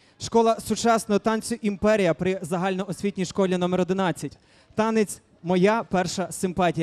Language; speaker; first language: Ukrainian; native; Ukrainian